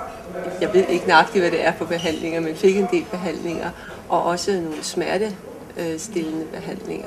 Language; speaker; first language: Danish; native; Danish